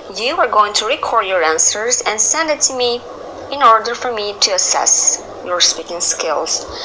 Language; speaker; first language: English; non-native, fluent; Albanian